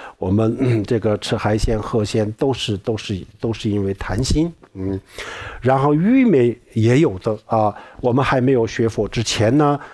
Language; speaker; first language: Chinese; non-native, local second language; Tibetan